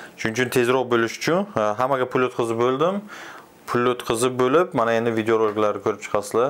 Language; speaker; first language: Uzbek; native; Uzbek